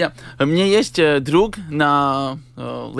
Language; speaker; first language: Russian; non-native, learner; Latvian